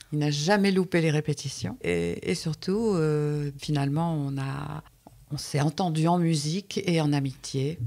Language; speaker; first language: French; native; French